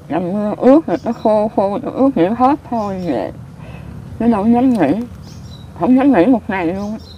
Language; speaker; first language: Vietnamese; native; Vietnamese